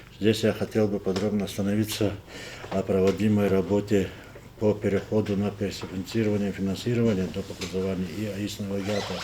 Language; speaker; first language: Russian; non-native, local second language; Lezghian